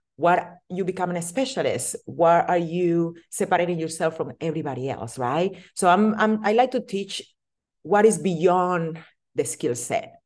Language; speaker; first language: English; non-native, fluent; Spanish